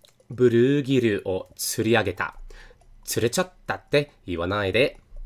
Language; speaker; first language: Japanese; non-native, learner; English